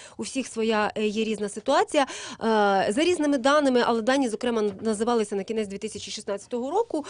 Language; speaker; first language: Ukrainian; native; Ukrainian